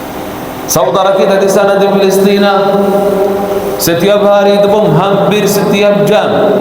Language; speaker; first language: Indonesian; non-native, fluent; Arabic